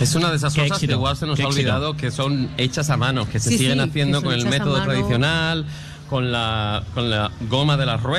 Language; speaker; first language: Spanish; native; Spanish